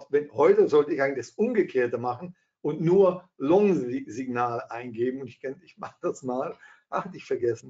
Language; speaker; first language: German; non-native, fluent; Dutch